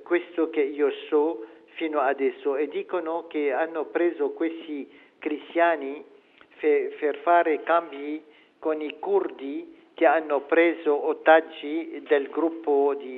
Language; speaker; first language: Italian; non-native, fluent; Arabic